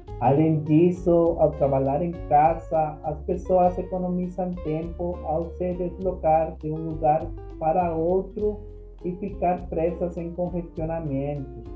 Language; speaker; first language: Portuguese; non-native, learner; Spanish